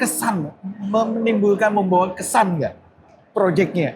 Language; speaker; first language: Indonesian; native; Indonesian